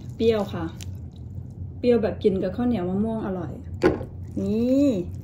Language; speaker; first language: Thai; native; Thai